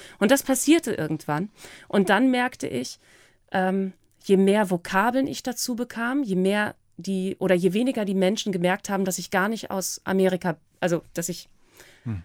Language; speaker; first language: German; native; German